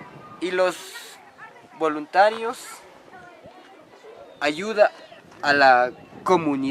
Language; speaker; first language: Spanish; non-native, local second language; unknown